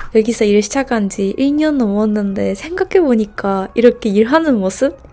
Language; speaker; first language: Korean; non-native, fluent; Japanese